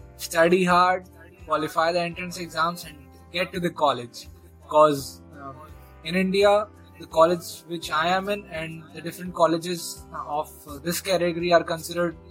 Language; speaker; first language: English; non-native, local second language; Hindi